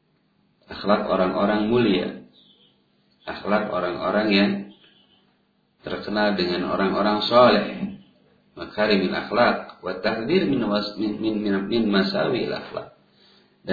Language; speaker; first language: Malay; non-native, local second language; Sundanese